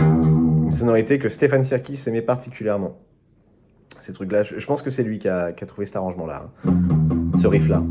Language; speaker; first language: French; native; French